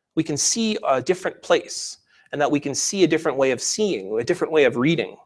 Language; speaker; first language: English; native; English